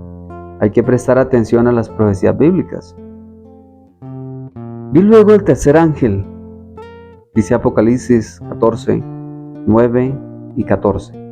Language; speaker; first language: Spanish; native; Spanish